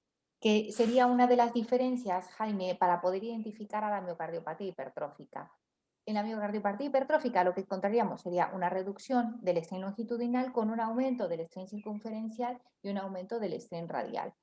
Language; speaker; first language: Spanish; native; Spanish